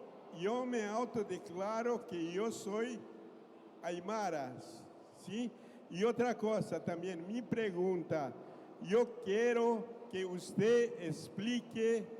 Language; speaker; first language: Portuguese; non-native, fluent; Aymara